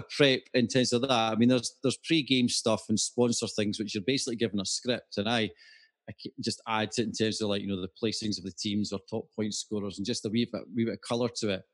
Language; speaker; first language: English; native; English